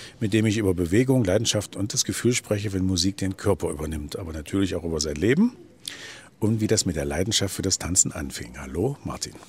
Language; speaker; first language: German; native; German